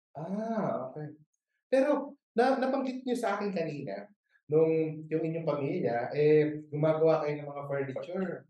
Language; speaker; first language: Filipino; native; Filipino